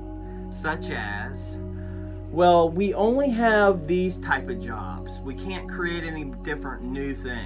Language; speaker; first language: English; native; English